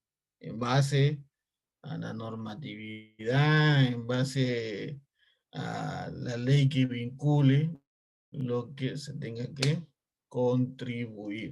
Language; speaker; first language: Spanish; native; Spanish